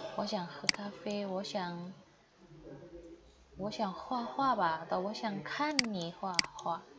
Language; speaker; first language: Chinese; non-native, fluent; Indonesian